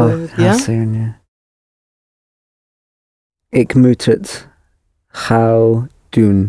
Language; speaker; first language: Dutch; non-native, learner; English